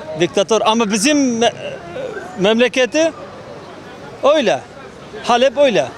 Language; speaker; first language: Turkish; non-native, learner; Arabic